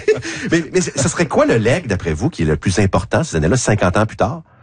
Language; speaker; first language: French; native; French